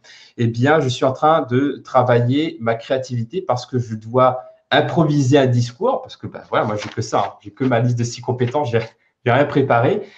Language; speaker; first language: French; native; French